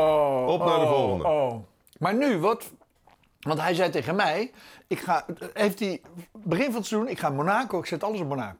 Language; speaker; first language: Dutch; native; Dutch